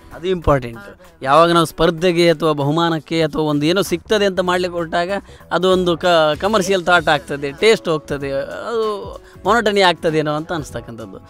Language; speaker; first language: Kannada; native; Kannada